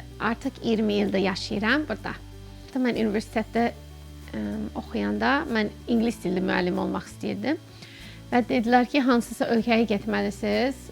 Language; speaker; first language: Azerbaijani; non-native, fluent; English